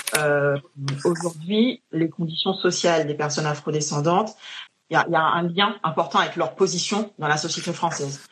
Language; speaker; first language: French; native; French